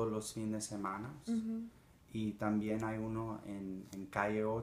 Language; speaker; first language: Spanish; early bilingual, heritage; Spanish